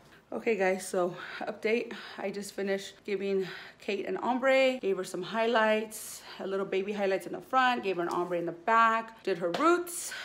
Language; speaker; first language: English; early bilingual, other home language; Spanish